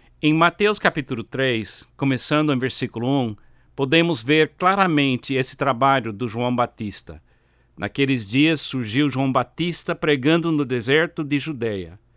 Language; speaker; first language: Portuguese; non-native, fluent; English